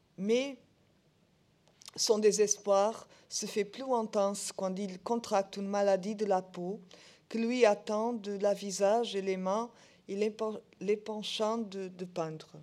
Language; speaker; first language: French; non-native, learner; Portuguese